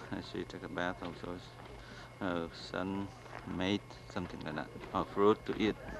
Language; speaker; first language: English; non-native, learner; Vietnamese